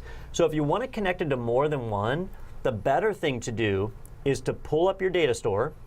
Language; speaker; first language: English; native; English